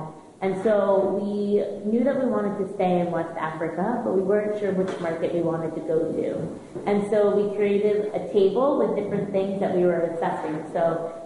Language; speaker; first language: English; native; English